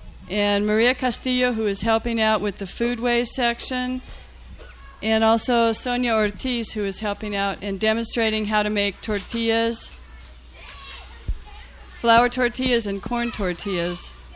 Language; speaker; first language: English; native; English